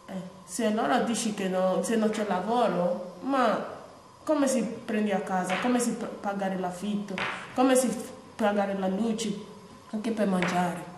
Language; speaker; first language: Italian; non-native, learner; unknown